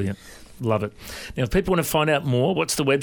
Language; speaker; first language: English; native; English